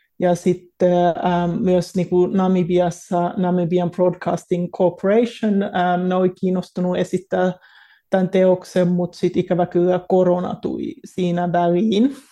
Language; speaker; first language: Finnish; early bilingual, heritage; Finnish